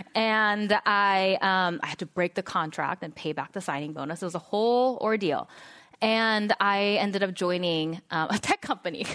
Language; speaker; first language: English; non-native, fluent; Korean